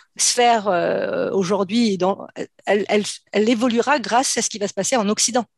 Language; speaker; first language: French; native; French